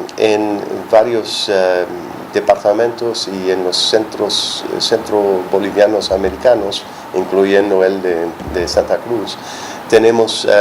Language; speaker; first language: Spanish; non-native, fluent; English